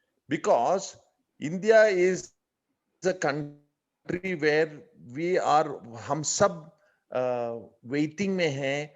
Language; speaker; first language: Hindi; non-native, learner; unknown